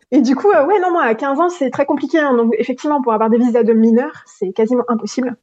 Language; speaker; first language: French; non-native, local second language; Gujarati